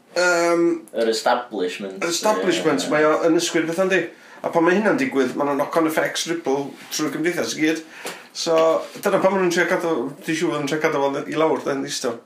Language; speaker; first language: Welsh; native; Welsh